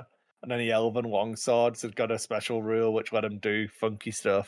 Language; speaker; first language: English; native; English